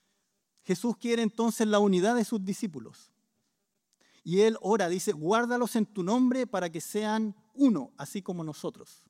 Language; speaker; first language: Spanish; native; Spanish